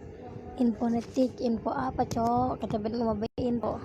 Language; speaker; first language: Indonesian; native; Indonesian